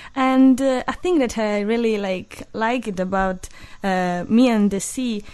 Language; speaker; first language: English; non-native, learner; Italian